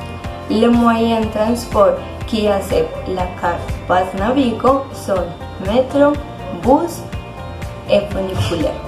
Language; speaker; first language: French; non-native, learner; Spanish